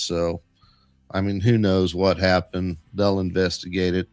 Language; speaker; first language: English; native; English